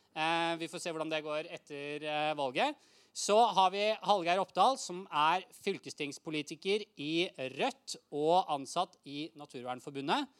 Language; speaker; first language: Norwegian; native; Norwegian